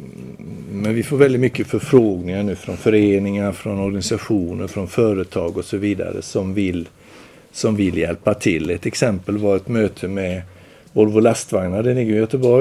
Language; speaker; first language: Swedish; native; Swedish